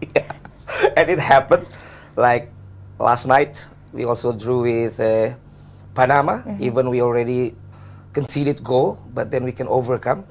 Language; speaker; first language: English; non-native, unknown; Indonesian